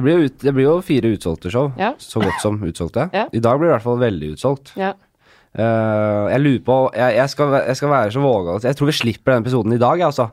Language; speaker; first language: Norwegian; native; Norwegian